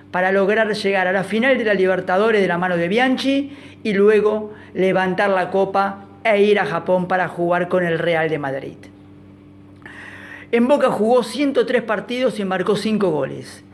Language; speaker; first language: Spanish; native; Spanish